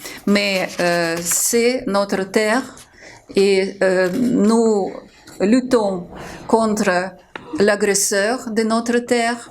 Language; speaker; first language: French; non-native, fluent; Ukrainian